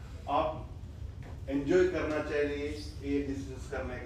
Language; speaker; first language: Hindi; non-native, fluent; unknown